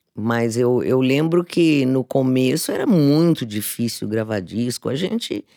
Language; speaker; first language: Portuguese; native; Portuguese